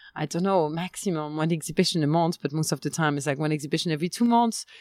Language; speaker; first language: English; non-native, fluent; French